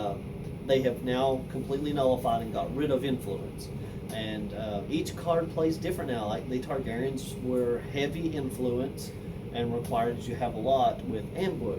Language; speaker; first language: English; native; English